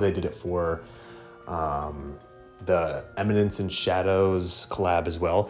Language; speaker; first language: English; native; English